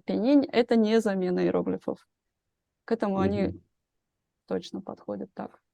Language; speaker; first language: Russian; native; Russian